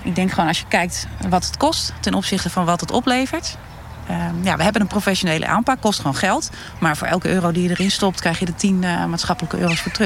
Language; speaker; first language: Dutch; native; Dutch